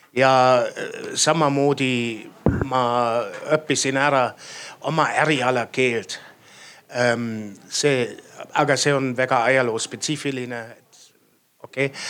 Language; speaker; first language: Estonian; non-native, fluent; German